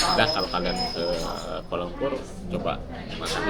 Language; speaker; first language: Indonesian; native; Indonesian